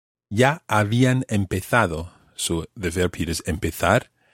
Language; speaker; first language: Spanish; non-native, fluent; English